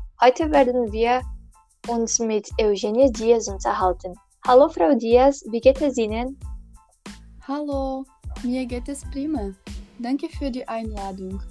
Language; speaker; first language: German; non-native, learner; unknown